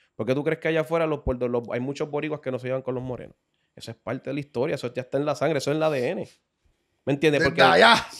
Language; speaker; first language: Spanish; native; Spanish